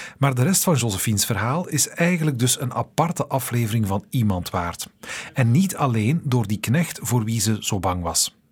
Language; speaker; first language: Dutch; native; Dutch